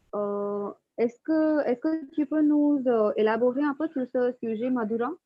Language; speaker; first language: French; non-native, fluent; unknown